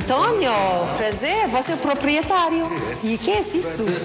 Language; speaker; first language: Portuguese; non-native, learner; French